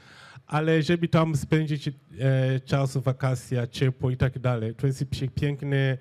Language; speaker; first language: Polish; non-native, fluent; Swahili